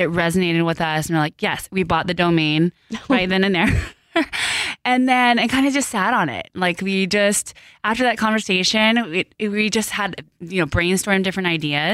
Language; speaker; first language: English; early bilingual, other home language; Korean